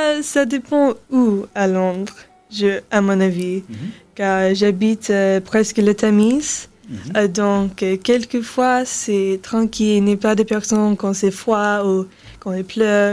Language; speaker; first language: French; non-native, learner; English